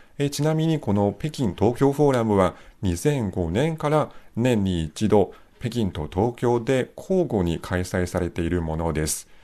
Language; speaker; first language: Japanese; non-native, fluent; Chinese